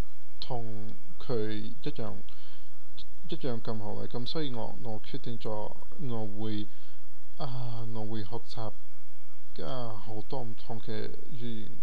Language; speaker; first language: Cantonese; non-native, learner; Portuguese